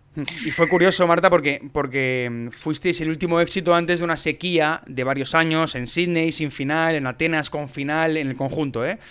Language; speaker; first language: Spanish; native; Spanish